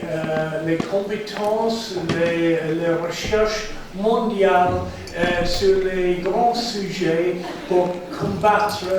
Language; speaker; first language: French; non-native, fluent; English